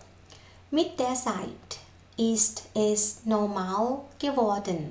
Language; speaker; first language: German; non-native, fluent; Thai